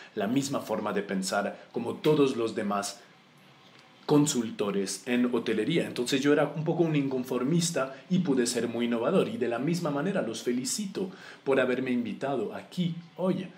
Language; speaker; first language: Spanish; non-native, fluent; English